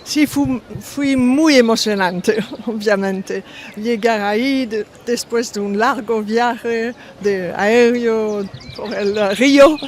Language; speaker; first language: Spanish; non-native, fluent; French